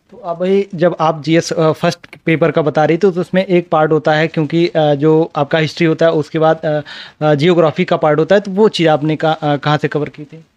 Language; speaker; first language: Hindi; native; Hindi